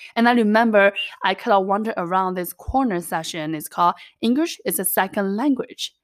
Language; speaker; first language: English; non-native, fluent; Chinese